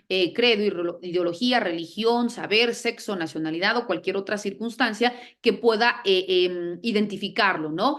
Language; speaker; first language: Spanish; native; Spanish